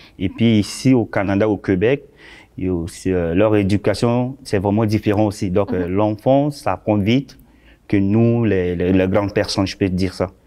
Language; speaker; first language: French; non-native, local second language; Sango